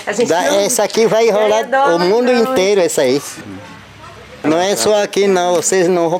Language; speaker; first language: Portuguese; non-native, local second language; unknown